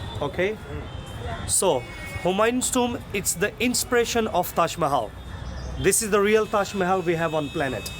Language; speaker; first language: English; non-native, fluent; Hindi